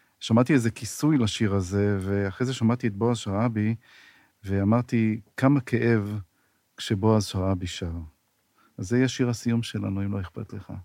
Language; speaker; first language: Hebrew; native; Hebrew